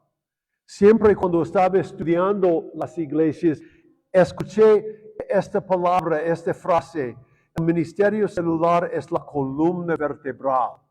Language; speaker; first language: Spanish; non-native, fluent; English